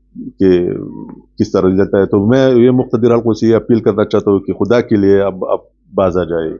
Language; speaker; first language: Urdu; non-native, local second language; Pashto